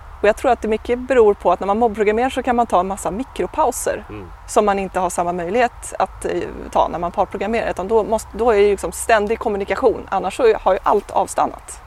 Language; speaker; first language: Swedish; native; Swedish